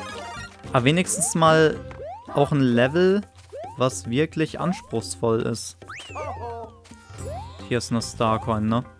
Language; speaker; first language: German; native; German